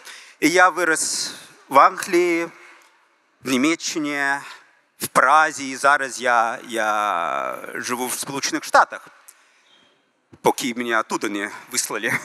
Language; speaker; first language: Ukrainian; early bilingual, heritage; Ukrainian